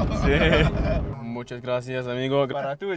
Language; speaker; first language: Spanish; non-native, learner; Arabic